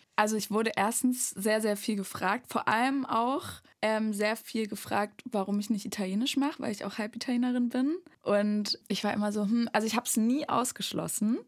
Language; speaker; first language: German; native; German